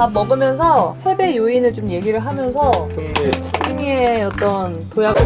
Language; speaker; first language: Korean; native; Korean